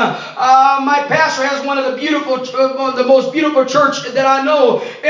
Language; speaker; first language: English; non-native, fluent; Portuguese